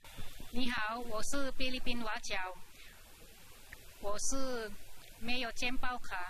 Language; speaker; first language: Chinese; non-native, learner; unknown